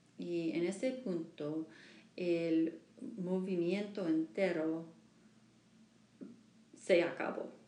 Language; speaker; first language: Spanish; non-native, learner; English